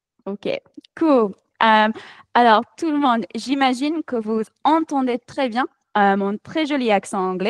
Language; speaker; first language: French; non-native, fluent; English